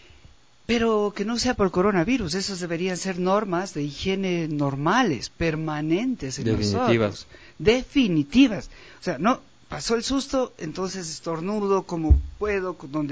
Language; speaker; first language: Spanish; native; Spanish